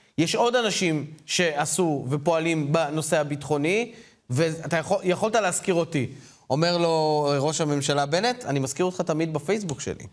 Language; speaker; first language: Hebrew; native; Hebrew